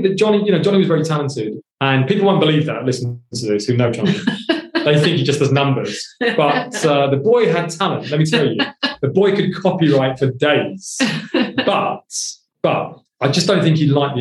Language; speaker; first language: English; native; English